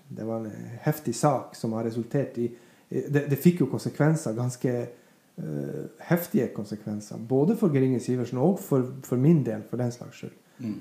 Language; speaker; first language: Norwegian; non-native, fluent; Bosnian